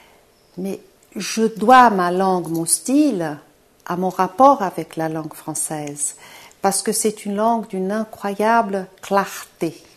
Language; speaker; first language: French; non-native, fluent; Portuguese